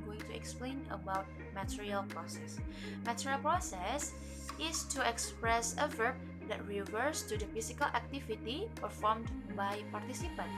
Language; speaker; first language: English; non-native, learner; Indonesian